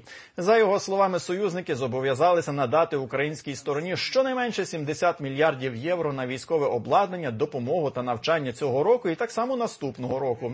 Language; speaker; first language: Ukrainian; native; Ukrainian